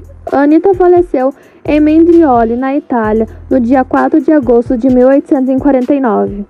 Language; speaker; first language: Portuguese; native; Portuguese